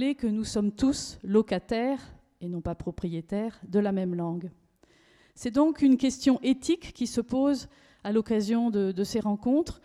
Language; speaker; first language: French; native; French